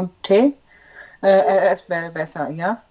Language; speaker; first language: German; non-native, learner; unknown